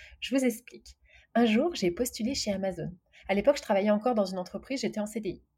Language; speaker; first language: French; native; French